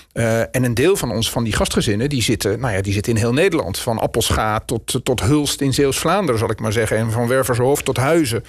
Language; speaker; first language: Dutch; native; Dutch